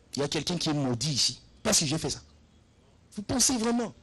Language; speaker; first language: French; non-native, local second language; Lingala